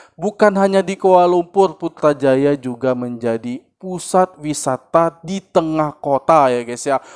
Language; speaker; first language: Indonesian; native; Indonesian